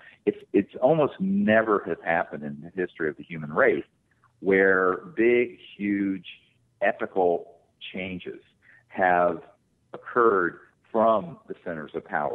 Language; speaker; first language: English; native; English